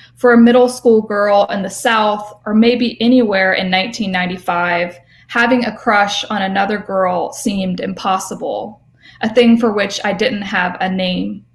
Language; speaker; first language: English; native; English